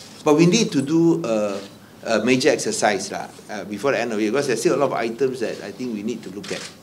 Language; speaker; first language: English; non-native, local second language; Min Nan Chinese